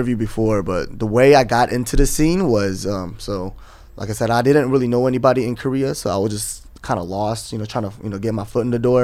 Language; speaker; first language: English; native; English